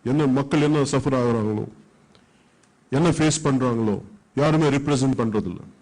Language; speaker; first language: Tamil; non-native, local second language; Telugu